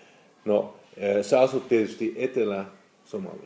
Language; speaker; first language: Finnish; non-native, fluent; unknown